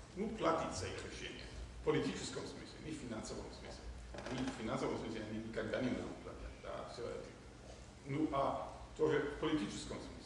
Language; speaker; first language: Russian; non-native, fluent; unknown